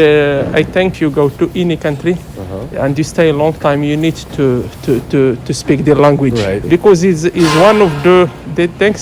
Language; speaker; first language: English; non-native, fluent; Arabic